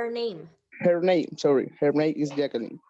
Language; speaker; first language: English; non-native, learner; Spanish